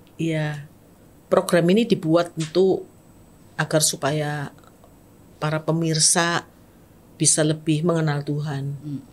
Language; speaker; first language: Indonesian; native; Indonesian